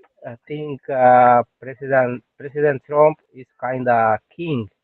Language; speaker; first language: English; non-native, learner; Spanish